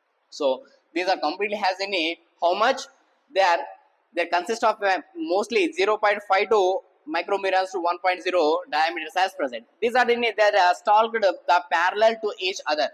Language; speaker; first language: English; non-native, local second language; Telugu